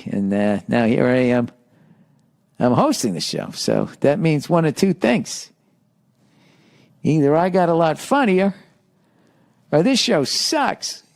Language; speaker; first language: English; native; English